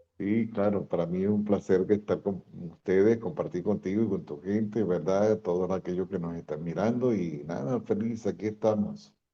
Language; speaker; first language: Spanish; native; Spanish